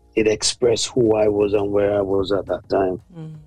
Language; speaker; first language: English; native; English